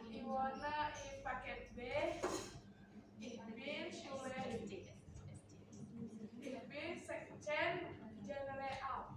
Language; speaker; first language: German; non-native, learner; Indonesian